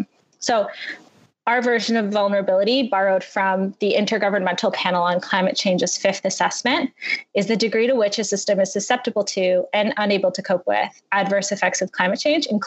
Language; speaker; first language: English; native; English